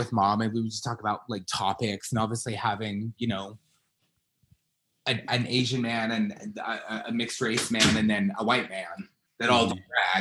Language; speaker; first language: English; native; English